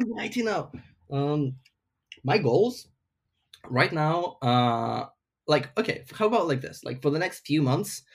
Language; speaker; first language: English; non-native, fluent; Ukrainian